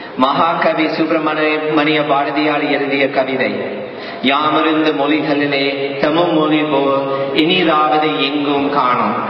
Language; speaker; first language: Tamil; non-native, fluent; English